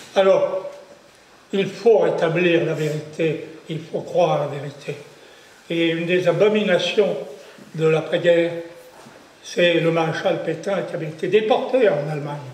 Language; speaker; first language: French; native; French